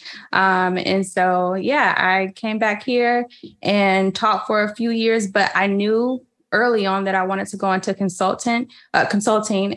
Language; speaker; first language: English; native; English